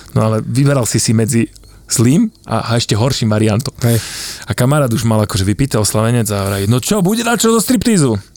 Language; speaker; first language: Slovak; native; Slovak